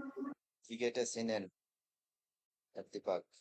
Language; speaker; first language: German; non-native, fluent; Bangla